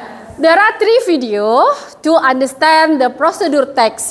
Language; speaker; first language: English; non-native, fluent; Indonesian